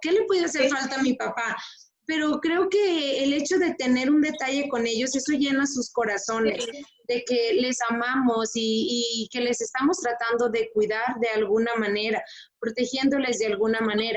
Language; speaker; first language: Spanish; native; Spanish